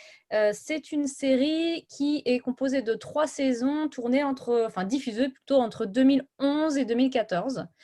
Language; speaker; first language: French; native; French